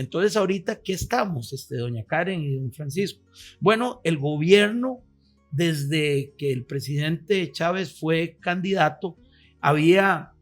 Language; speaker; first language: Spanish; native; Spanish